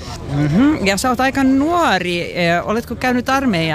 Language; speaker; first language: Finnish; non-native, local second language; Swedish